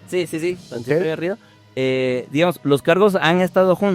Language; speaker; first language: Spanish; native; Spanish